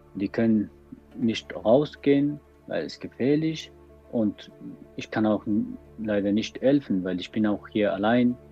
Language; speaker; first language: German; non-native, learner; Persian